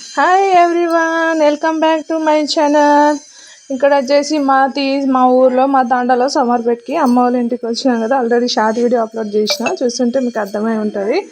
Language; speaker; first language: Telugu; non-native, local second language; Lambadi